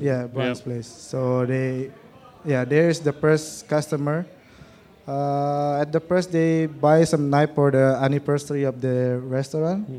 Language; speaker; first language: English; non-native, learner; Indonesian